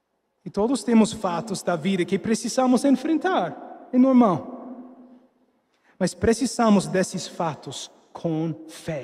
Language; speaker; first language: Portuguese; non-native, fluent; English